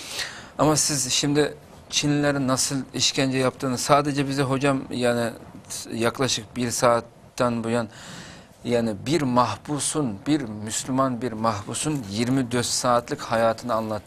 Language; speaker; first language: Turkish; non-native, fluent; Uyghur